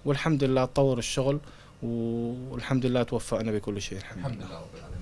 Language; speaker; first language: Arabic; native; Arabic